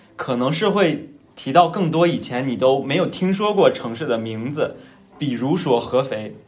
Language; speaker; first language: Chinese; native; Chinese